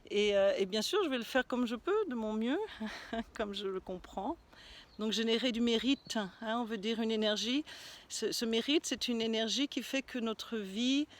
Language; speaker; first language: French; native; French